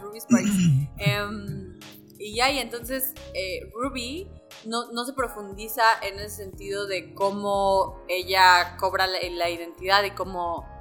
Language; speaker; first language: Spanish; native; Spanish